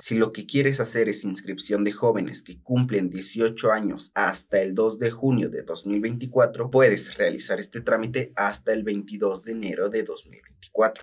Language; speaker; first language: Spanish; native; Spanish